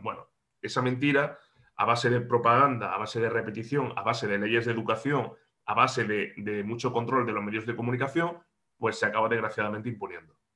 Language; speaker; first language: Spanish; native; Spanish